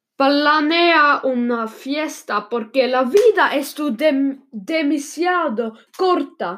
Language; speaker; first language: Spanish; non-native, learner; Swedish